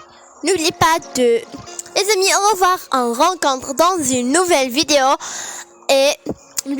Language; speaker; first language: French; non-native, learner; Arabic